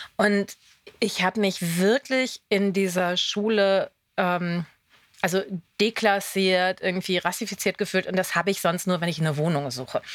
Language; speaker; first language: German; native; German